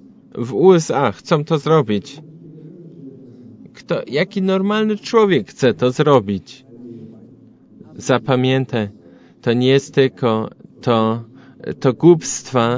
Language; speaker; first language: Polish; non-native, learner; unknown